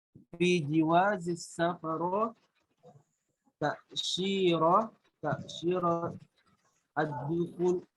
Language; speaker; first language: Arabic; non-native, learner; Indonesian